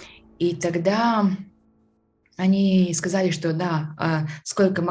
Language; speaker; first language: Russian; non-native, fluent; Latvian